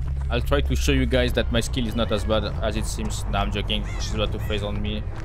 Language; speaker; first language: English; non-native, fluent; French